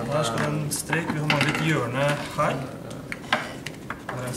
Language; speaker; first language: Norwegian; native; Norwegian